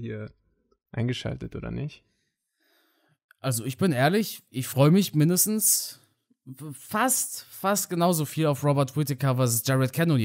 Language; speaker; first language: German; native; German